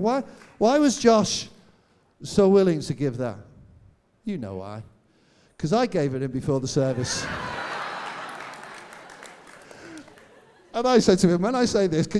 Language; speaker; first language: English; native; English